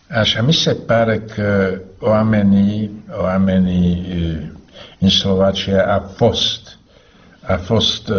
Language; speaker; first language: Romanian; non-native, fluent; Slovak